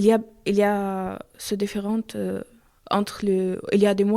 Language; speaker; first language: French; non-native, learner; Arabic